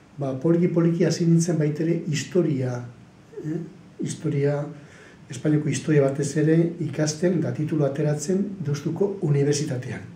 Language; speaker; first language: Basque; native; Basque